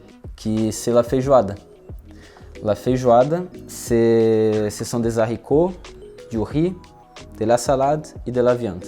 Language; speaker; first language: French; non-native, learner; Portuguese